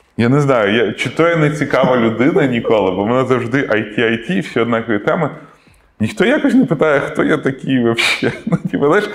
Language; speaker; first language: Ukrainian; non-native, local second language; Russian